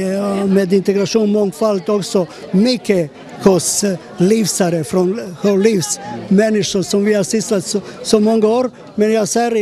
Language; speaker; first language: Swedish; non-native, fluent; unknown